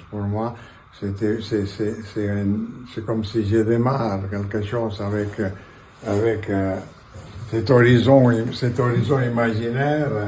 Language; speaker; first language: French; non-native, fluent; Catalan